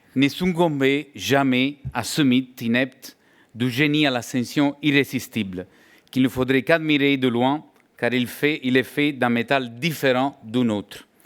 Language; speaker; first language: French; non-native, fluent; Italian